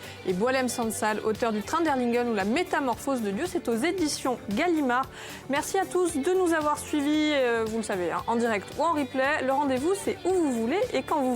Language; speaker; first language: French; native; French